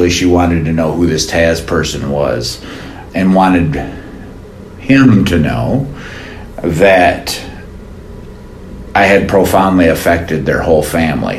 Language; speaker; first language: English; native; English